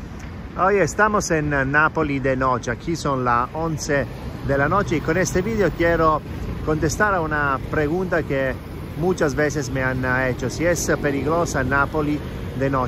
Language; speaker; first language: Spanish; non-native, fluent; Italian